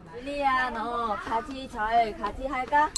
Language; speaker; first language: Korean; non-native, learner; Vietnamese